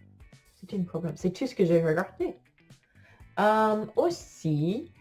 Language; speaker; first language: French; non-native, fluent; English